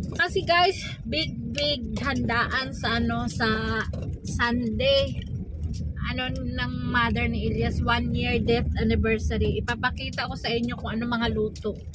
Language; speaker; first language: Filipino; non-native, local second language; Cebuano